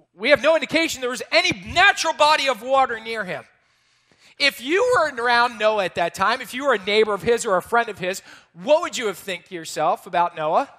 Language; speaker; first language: English; native; English